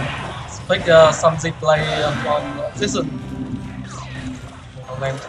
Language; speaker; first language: English; non-native, learner; Vietnamese